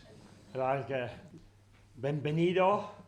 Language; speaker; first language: Spanish; non-native, learner; Tibetan